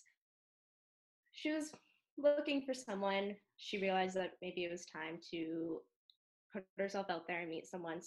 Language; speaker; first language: English; native; English